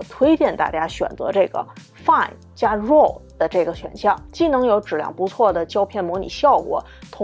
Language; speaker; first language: Chinese; native; Chinese